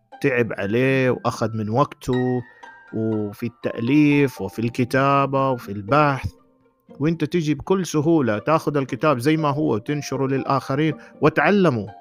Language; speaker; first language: Arabic; native; Arabic